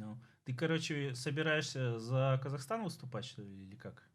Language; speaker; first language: Russian; native; Russian